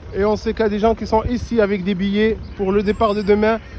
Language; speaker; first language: French; non-native, local second language; Arabic